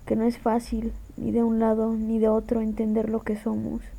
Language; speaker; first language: Spanish; early bilingual, heritage; Spanish